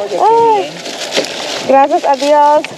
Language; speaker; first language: Spanish; non-native, fluent; Filipino